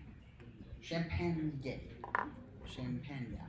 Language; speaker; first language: Japanese; non-native, fluent; English